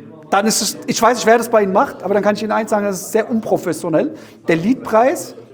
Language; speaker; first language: German; native; German